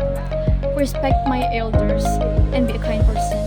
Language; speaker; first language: English; non-native, learner; Indonesian